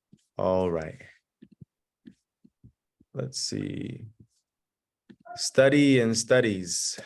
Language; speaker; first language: English; early bilingual, other home language; Spanish